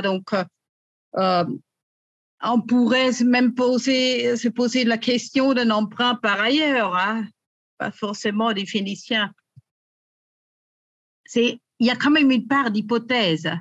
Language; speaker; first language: French; native; French